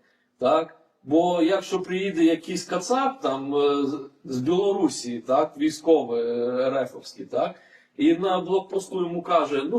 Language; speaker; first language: Ukrainian; non-native, fluent; Lithuanian